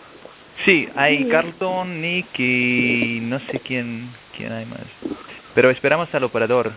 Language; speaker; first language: Spanish; non-native, fluent; German